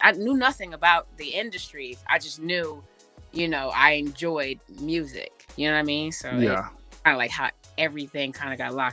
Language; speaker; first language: English; early bilingual, other home language; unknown